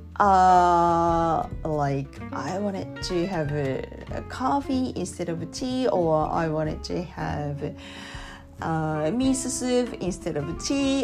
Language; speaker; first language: English; non-native, learner; Japanese